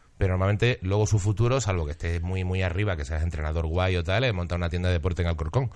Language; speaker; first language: Spanish; native; Spanish